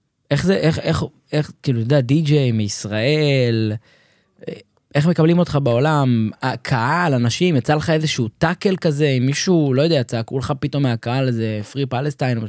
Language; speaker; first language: Hebrew; native; Hebrew